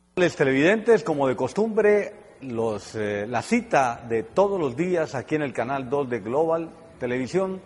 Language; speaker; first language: Spanish; native; Spanish